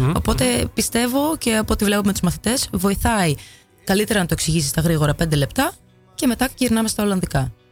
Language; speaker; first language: Greek; native; Greek